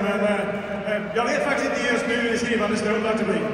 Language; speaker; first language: Swedish; native; Swedish